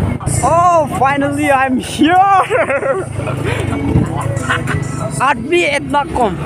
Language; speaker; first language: Hindi; non-native, local second language; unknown